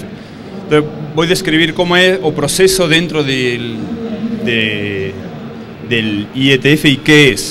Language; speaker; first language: Portuguese; non-native, learner; Spanish